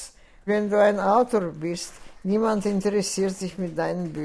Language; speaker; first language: German; non-native, fluent; Russian